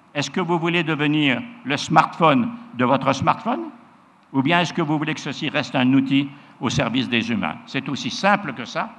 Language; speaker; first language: French; native; French